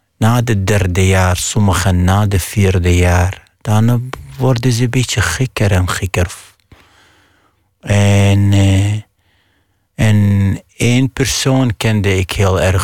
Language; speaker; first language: Dutch; non-native, fluent; Arabic